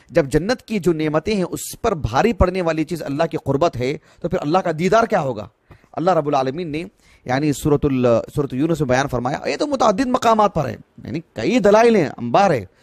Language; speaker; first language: Urdu; native; Urdu